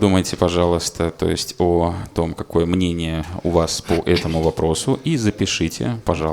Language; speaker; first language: Russian; native; Russian